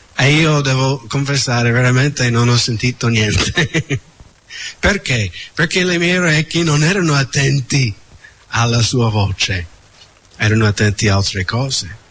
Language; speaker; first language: Italian; non-native, fluent; English